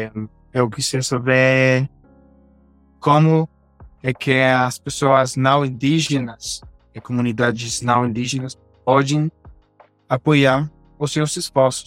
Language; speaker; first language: Portuguese; non-native, fluent; Spanish